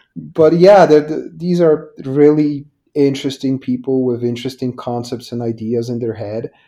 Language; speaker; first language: English; non-native, fluent; Polish